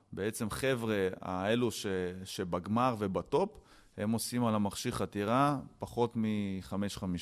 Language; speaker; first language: Hebrew; early bilingual, other home language; Russian